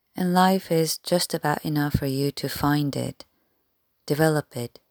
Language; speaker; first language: English; non-native, fluent; Korean